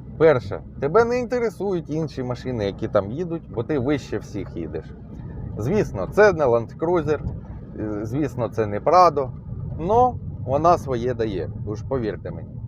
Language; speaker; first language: Ukrainian; non-native, local second language; Russian